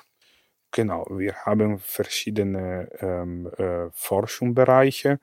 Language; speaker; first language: German; non-native, fluent; Italian